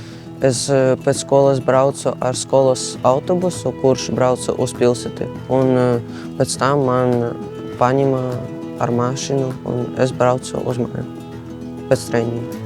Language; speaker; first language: Latvian; non-native, local second language; Russian